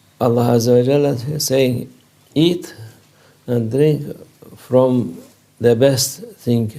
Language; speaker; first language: English; non-native, learner; Turkish